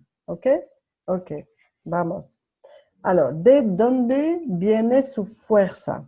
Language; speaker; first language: Spanish; non-native, learner; French